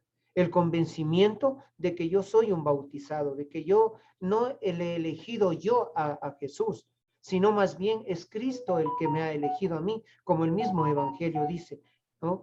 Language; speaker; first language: Spanish; native; Spanish